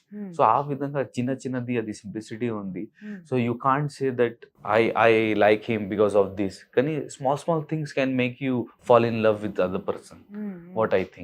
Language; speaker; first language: Telugu; non-native, learner; Hindi